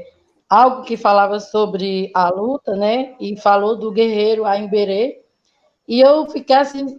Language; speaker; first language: Portuguese; native; Portuguese